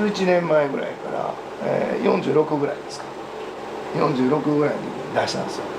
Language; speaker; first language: Japanese; native; Japanese